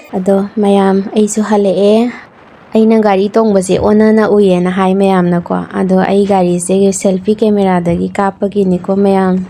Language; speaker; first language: Manipuri; native; Manipuri